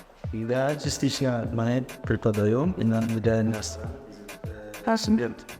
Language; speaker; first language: Russian; non-native, local second language; Uzbek